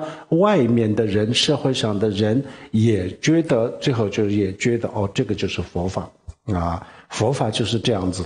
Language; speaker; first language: Chinese; non-native, local second language; Tibetan